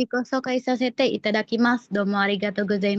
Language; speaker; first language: Japanese; non-native, learner; Indonesian